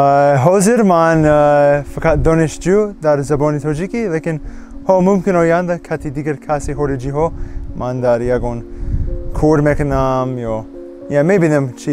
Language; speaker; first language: Persian; non-native, learner; English